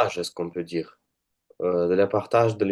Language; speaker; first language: French; non-native, learner; Russian